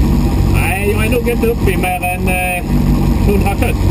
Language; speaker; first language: Swedish; native; Swedish